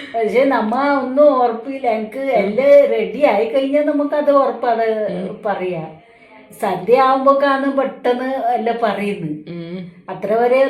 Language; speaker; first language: Malayalam; non-native, fluent; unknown